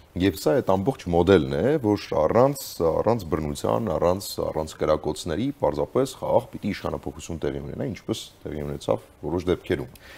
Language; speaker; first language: Armenian; native; Armenian